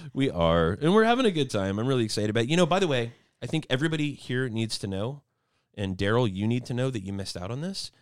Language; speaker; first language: English; native; English